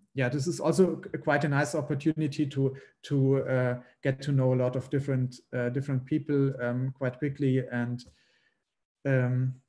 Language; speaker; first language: English; non-native, fluent; German